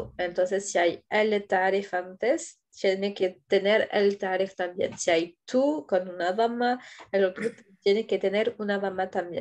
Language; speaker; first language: Spanish; non-native, fluent; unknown